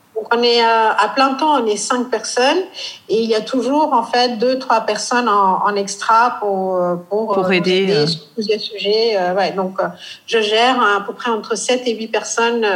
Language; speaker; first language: French; non-native, fluent; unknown